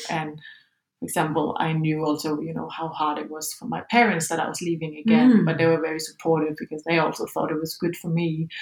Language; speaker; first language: English; non-native, fluent; Danish